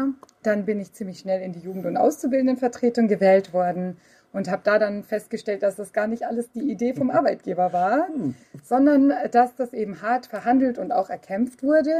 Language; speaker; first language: German; native; German